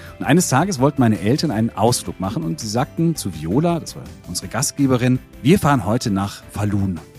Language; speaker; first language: German; native; German